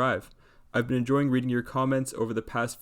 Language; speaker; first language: English; native; English